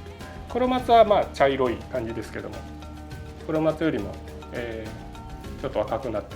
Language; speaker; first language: Japanese; native; Japanese